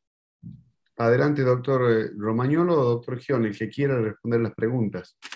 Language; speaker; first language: Spanish; native; Spanish